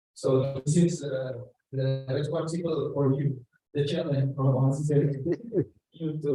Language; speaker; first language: English; non-native, learner; Indonesian